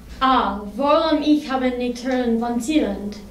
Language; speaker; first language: German; non-native, learner; English